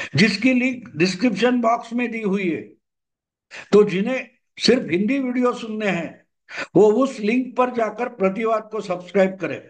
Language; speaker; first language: Hindi; non-native, local second language; Marathi